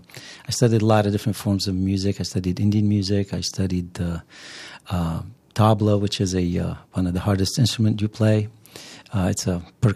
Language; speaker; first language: English; non-native, fluent; Arabic